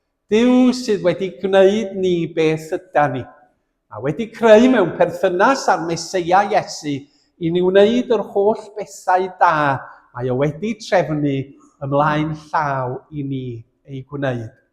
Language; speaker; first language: Welsh; native; Welsh